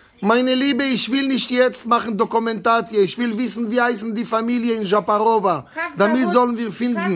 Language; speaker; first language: German; non-native, fluent; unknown